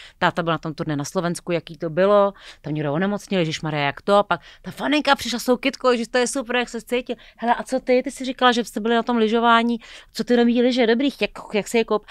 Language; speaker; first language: Czech; native; Czech